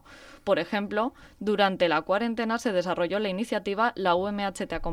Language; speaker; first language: Spanish; native; Spanish